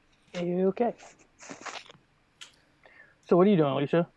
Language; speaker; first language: English; native; English